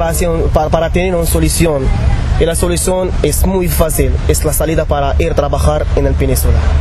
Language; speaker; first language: Spanish; non-native, learner; Arabic